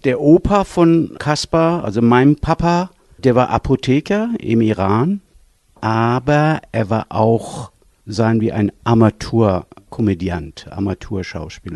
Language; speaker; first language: German; non-native, fluent; Persian